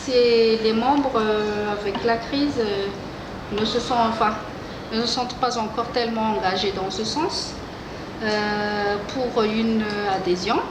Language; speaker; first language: French; non-native, local second language; Malagasy